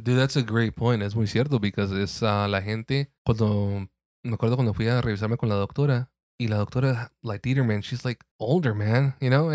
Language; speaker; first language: Spanish; early bilingual, heritage; Spanish